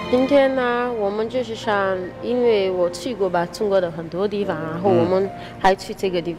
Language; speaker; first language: Chinese; non-native, fluent; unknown